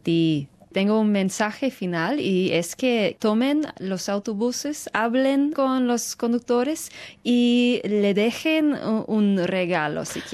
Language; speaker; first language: Spanish; non-native, fluent; English